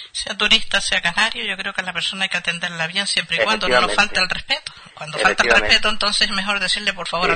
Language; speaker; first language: Spanish; native; Spanish